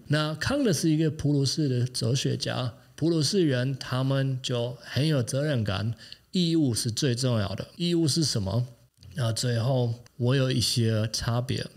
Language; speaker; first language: Chinese; non-native, fluent; German